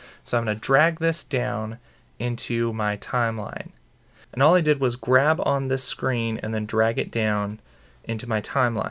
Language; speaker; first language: English; native; English